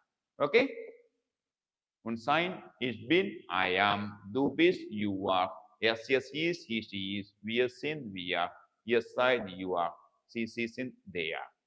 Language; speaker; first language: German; non-native, fluent; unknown